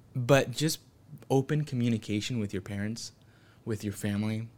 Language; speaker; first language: English; native; English